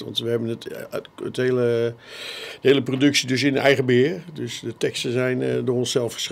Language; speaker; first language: Dutch; native; Dutch